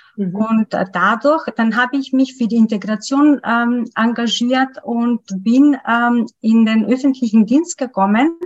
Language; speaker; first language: German; non-native, fluent; Macedonian